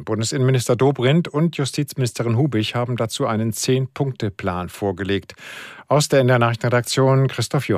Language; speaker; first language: German; native; German